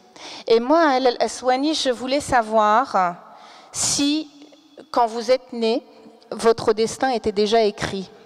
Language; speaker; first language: French; native; French